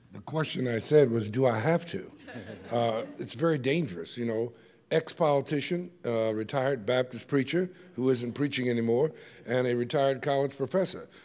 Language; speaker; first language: English; native; English